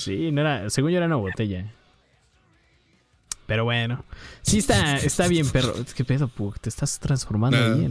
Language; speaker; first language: Spanish; native; Spanish